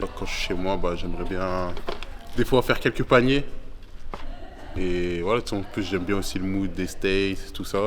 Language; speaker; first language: French; native; French